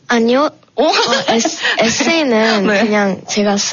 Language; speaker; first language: Korean; early bilingual, heritage; Korean